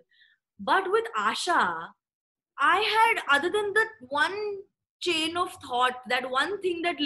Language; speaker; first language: English; non-native, local second language; Marathi